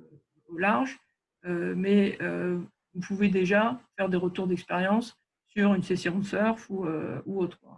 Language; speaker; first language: French; native; French